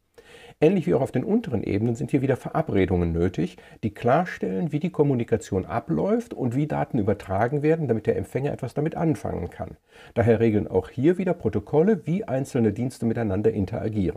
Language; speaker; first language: German; native; German